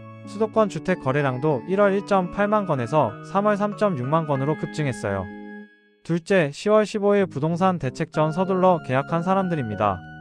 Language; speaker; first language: Korean; native; Korean